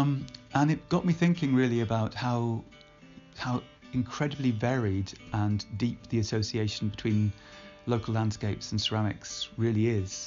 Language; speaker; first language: English; native; English